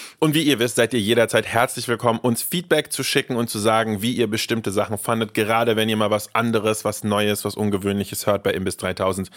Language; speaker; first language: German; early bilingual, other home language; Russian